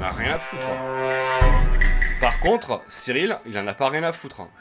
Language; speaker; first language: French; native; French